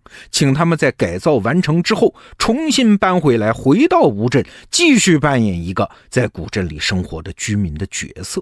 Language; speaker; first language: Chinese; native; Chinese